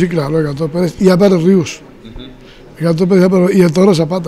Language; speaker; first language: Spanish; native; Spanish